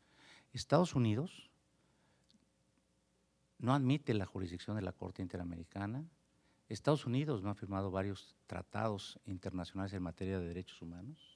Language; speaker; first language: Spanish; native; Spanish